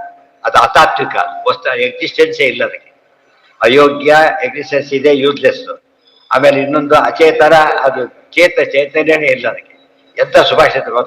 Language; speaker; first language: Kannada; native; Kannada